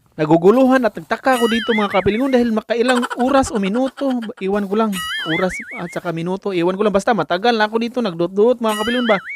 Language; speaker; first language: Filipino; non-native, local second language; Cebuano